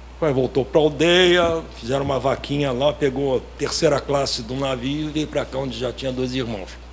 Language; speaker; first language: Portuguese; early bilingual, other home language; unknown